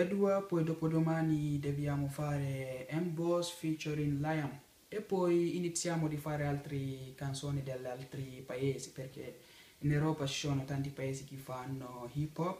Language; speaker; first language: Italian; non-native, learner; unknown